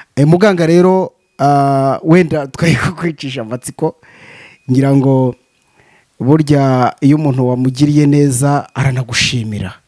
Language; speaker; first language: Kinyarwanda; native; Kinyarwanda